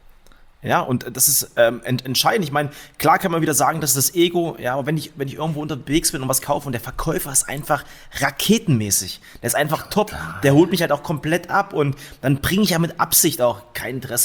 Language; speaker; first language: German; native; German